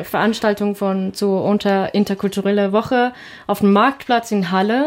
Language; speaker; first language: German; non-native, fluent; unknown